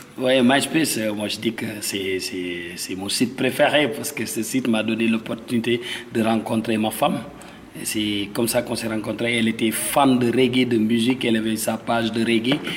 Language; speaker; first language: French; non-native, local second language; Wolof